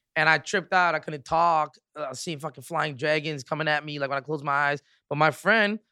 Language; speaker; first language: English; native; English